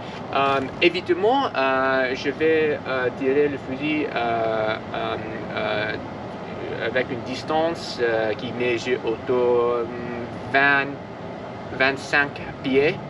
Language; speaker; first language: French; non-native, learner; English